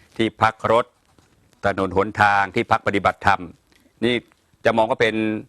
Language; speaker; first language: Thai; native; Thai